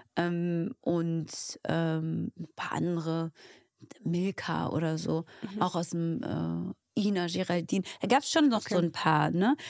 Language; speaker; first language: German; early bilingual, other home language; Tigrinya